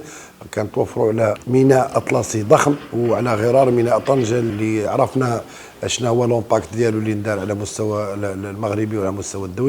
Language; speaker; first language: Arabic; native; Arabic